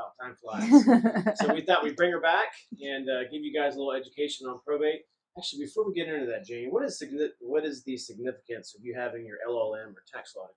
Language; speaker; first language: English; native; English